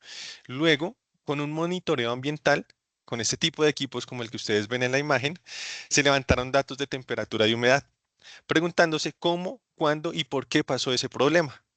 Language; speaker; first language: Spanish; native; Spanish